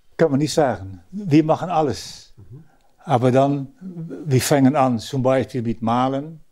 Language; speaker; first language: German; early bilingual, other home language; Dutch